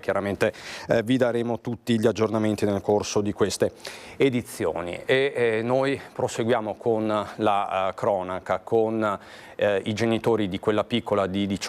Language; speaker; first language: Italian; native; Italian